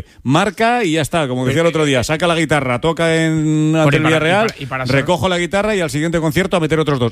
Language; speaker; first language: Spanish; native; Spanish